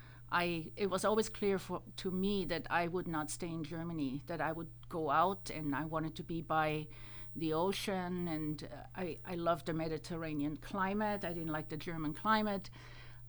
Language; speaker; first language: English; non-native, fluent; German